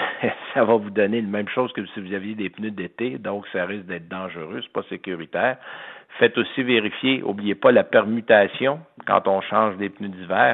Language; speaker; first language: French; native; French